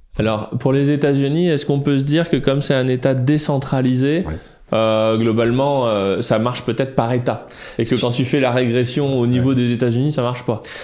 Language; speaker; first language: French; native; French